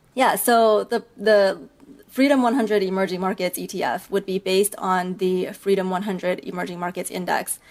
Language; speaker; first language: English; early bilingual, other home language; Chinese